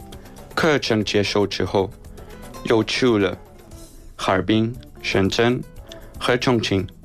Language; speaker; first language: Chinese; non-native, fluent; Spanish